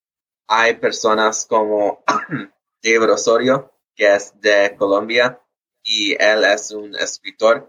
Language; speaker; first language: Spanish; early bilingual, heritage; English